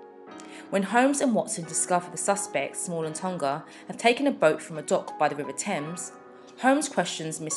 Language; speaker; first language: English; native; English